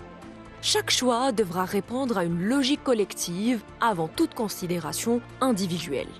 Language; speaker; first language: French; native; French